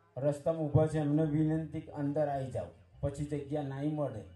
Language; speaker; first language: Gujarati; native; Gujarati